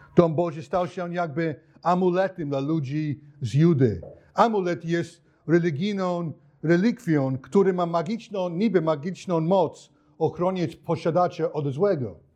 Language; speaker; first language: Polish; non-native, fluent; English